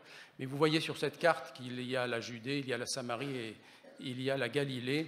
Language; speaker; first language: French; native; French